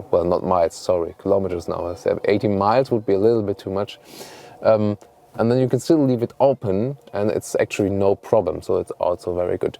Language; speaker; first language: English; non-native, fluent; German